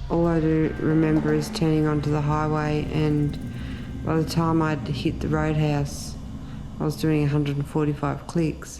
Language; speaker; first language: English; native; English